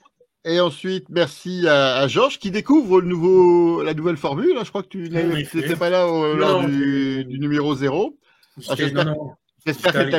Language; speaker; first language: French; native; French